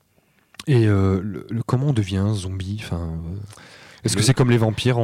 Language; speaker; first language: French; native; French